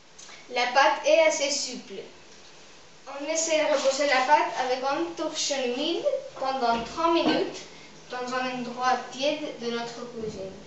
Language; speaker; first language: French; non-native, learner; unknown